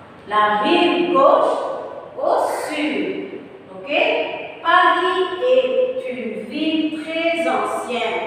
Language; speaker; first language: French; non-native, fluent; Tamil